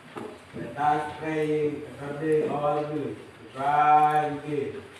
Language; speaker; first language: English; non-native, learner; Indonesian